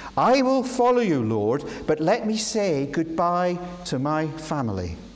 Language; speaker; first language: English; native; English